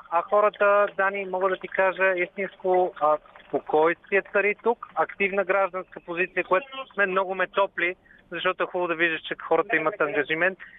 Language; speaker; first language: Bulgarian; native; Bulgarian